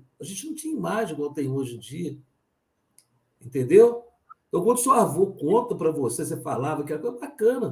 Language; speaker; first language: Portuguese; native; Portuguese